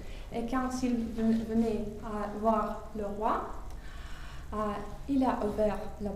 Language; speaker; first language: French; non-native, fluent; Russian